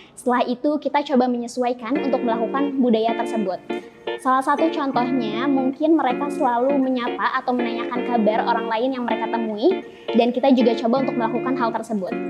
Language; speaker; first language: Indonesian; native; Indonesian